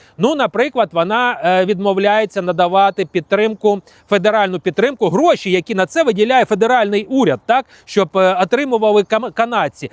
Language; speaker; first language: Ukrainian; non-native, local second language; Russian